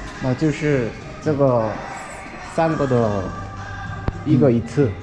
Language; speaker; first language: Chinese; non-native, fluent; Korean